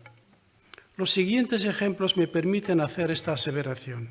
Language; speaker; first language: Spanish; non-native, fluent; Arabic